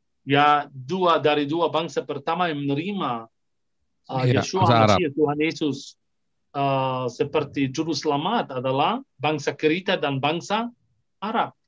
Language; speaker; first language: Indonesian; non-native, fluent; Arabic